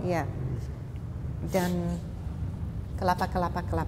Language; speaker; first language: Indonesian; non-native, fluent; English